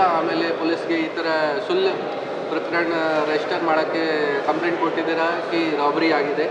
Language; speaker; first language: Kannada; non-native, local second language; Hindi